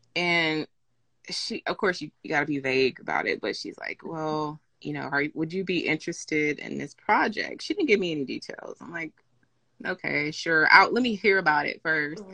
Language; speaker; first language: English; native; English